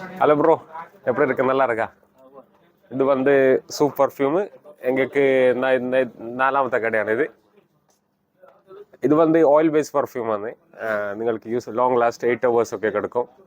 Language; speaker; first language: Tamil; non-native, local second language; Malayalam